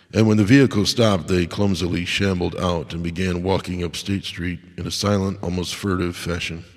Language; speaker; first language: English; native; English